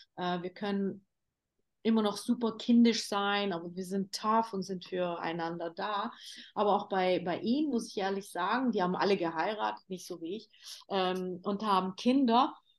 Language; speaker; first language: German; native; German